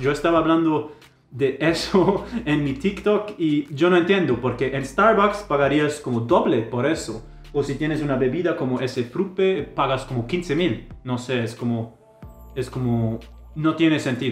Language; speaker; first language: Spanish; non-native, fluent; German